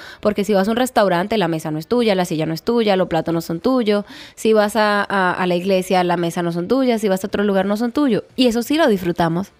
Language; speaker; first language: Spanish; native; Spanish